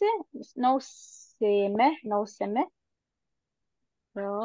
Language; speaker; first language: Finnish; non-native, learner; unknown